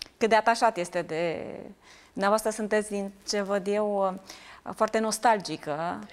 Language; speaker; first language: Romanian; native; Romanian